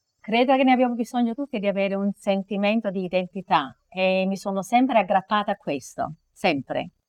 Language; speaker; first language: Italian; native; Italian